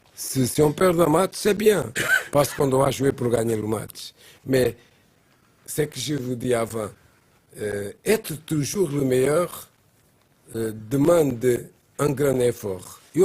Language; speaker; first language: French; non-native, learner; Portuguese